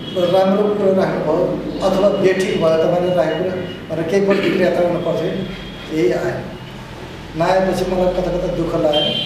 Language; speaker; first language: Nepali; non-native, local second language; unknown